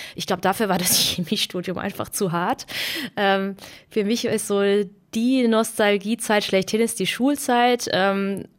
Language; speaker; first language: German; native; German